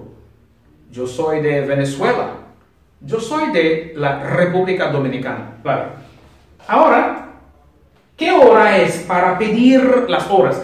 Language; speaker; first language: Spanish; non-native, learner; Haitian Creole